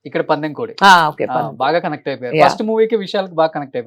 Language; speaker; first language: Telugu; native; Telugu